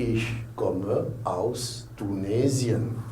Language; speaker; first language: German; non-native, fluent; Arabic